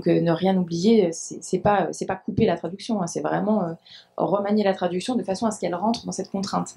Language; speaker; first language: French; native; French